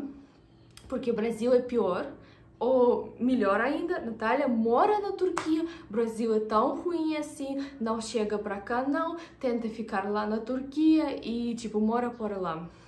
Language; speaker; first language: Portuguese; non-native, fluent; Russian